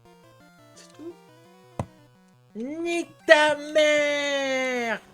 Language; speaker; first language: French; native; French